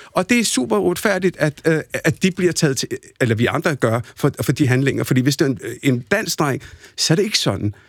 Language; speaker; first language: Danish; early bilingual, other home language; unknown